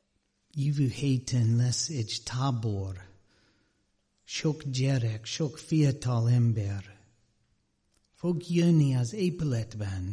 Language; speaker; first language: Hungarian; non-native, learner; English